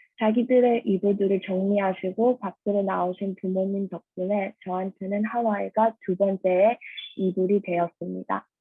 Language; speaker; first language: Korean; early bilingual, heritage; Korean